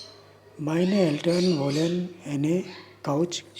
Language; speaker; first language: German; non-native, fluent; Urdu